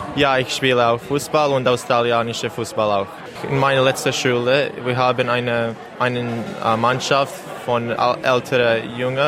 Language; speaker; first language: German; non-native, learner; Serbian